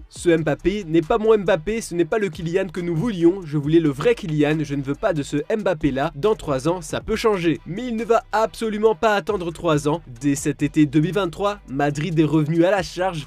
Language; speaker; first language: French; native; French